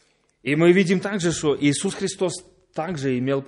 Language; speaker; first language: Polish; non-native, learner; Russian